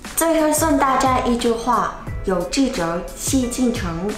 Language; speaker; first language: Chinese; non-native, fluent; Mongolian